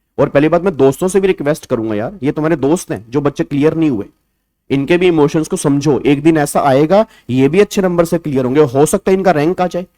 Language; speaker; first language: Hindi; native; Hindi